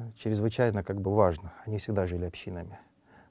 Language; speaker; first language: Russian; native; Russian